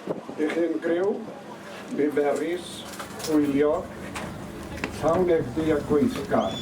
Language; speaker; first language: Welsh; native; Welsh